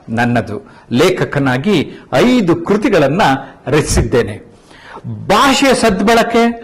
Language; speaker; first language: Kannada; native; Kannada